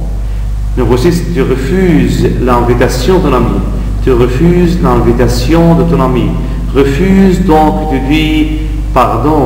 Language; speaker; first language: French; non-native, fluent; Arabic